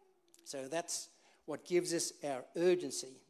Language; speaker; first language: English; native; English